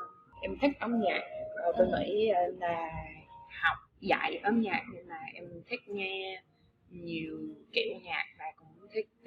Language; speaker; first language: Vietnamese; non-native, fluent; English